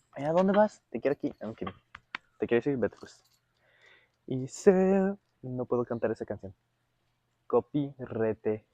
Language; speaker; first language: Spanish; early bilingual, heritage; Spanish